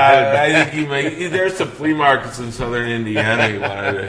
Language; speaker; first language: English; native; English